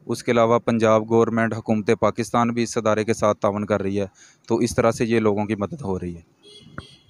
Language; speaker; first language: Urdu; non-native, local second language; Punjabi